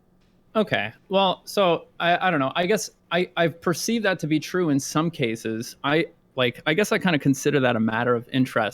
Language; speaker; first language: English; native; English